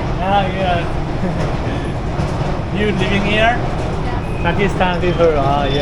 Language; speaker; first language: English; non-native, learner; Korean